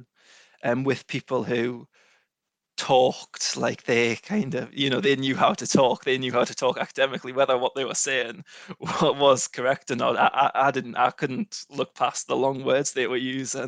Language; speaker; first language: English; native; English